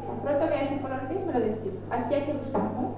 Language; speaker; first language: Spanish; native; Spanish